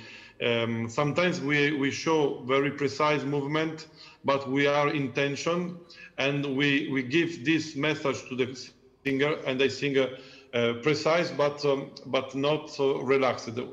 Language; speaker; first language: English; non-native, learner; Italian